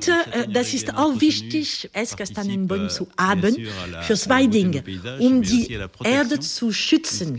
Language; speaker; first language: German; non-native, fluent; French